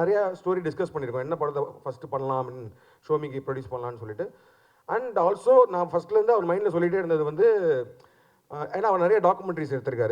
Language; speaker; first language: Tamil; native; Tamil